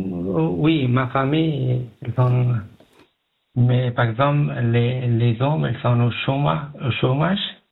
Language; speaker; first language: French; non-native, learner; Pashto